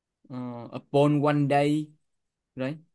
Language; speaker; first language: English; non-native, learner; Vietnamese